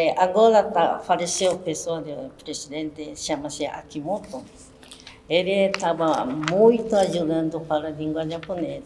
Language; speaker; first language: Portuguese; early bilingual, other home language; Japanese